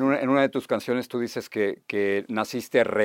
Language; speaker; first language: Spanish; native; Spanish